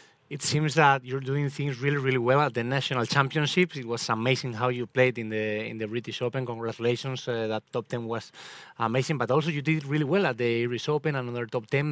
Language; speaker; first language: English; non-native, fluent; Spanish